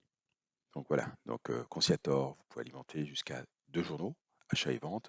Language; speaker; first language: French; native; French